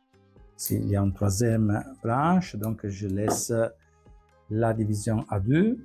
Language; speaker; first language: French; non-native, fluent; Italian